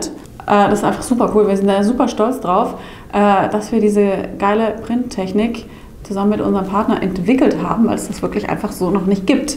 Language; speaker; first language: German; native; German